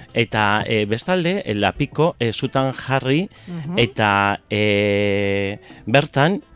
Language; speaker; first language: Basque; non-native, local second language; Spanish